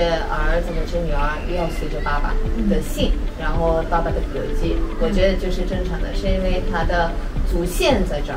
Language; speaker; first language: Chinese; non-native, fluent; Armenian